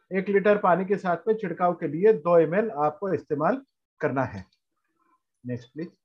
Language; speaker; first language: Hindi; non-native, local second language; Marathi